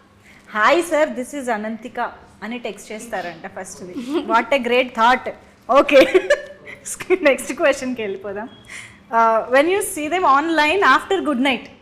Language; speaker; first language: Telugu; native; Telugu